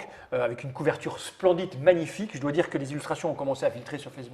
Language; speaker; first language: French; native; French